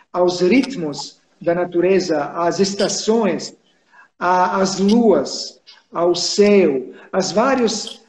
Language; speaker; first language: Portuguese; non-native, fluent; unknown